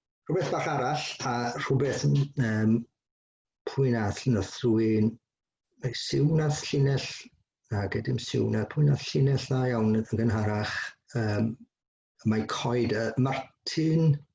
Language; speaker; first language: Welsh; native; Welsh